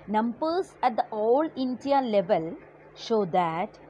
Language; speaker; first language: English; non-native, local second language; Malayalam